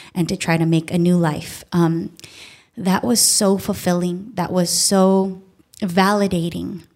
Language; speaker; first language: English; early bilingual, other home language; Filipino